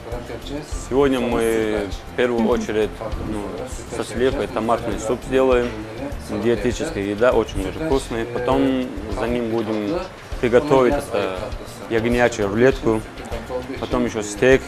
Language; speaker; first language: Russian; non-native, learner; Turkish